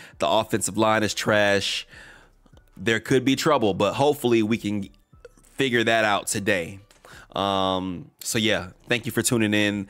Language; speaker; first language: English; native; English